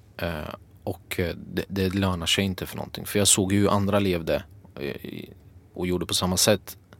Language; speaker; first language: Swedish; early bilingual, other home language; Kurdish